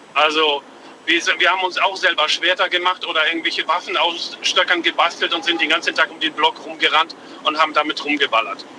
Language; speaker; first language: German; native; German